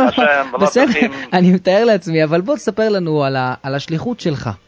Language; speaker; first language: Hebrew; native; Hebrew